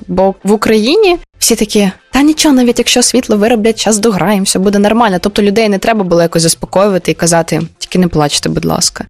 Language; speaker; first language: Ukrainian; native; Ukrainian